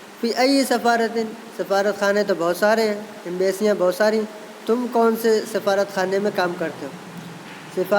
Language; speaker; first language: Urdu; native; Urdu